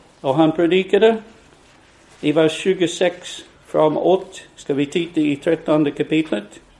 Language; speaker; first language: Swedish; non-native, fluent; English